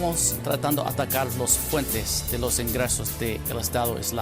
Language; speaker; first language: Spanish; non-native, fluent; English